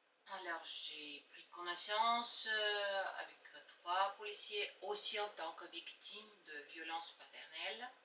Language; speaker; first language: French; non-native, fluent; Bulgarian